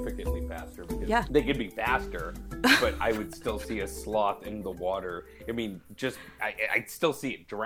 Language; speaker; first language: English; native; English